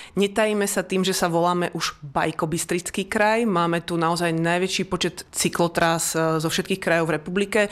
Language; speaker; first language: Slovak; native; Slovak